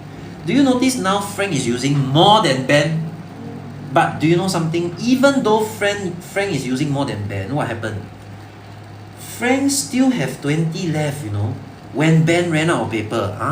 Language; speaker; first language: English; non-native, local second language; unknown